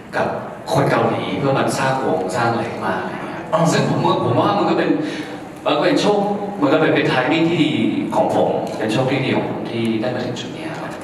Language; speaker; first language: Thai; early bilingual, heritage; Thai